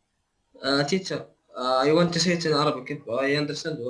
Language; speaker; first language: English; non-native, learner; Arabic